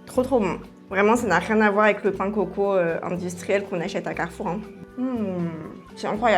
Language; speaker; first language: French; native; French